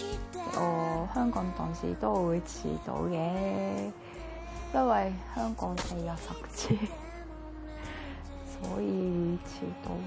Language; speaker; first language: Cantonese; non-native, fluent; Japanese